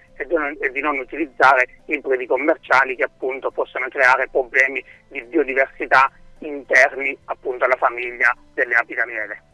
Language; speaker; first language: Italian; native; Italian